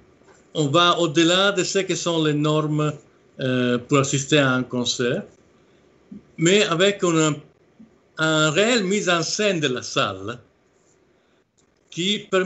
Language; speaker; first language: French; non-native, fluent; Italian